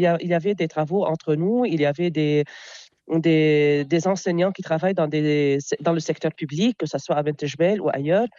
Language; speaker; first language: French; non-native, local second language; Arabic